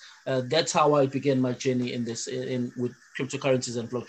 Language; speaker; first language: English; non-native, local second language; Zulu